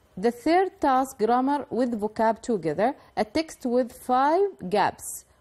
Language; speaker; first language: English; non-native, fluent; Arabic